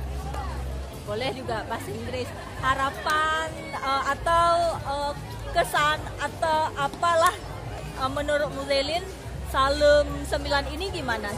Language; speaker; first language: Indonesian; native; Indonesian